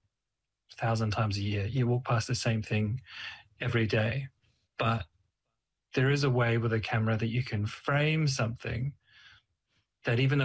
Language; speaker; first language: English; native; English